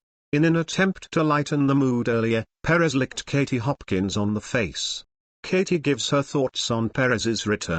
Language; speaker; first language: English; native; English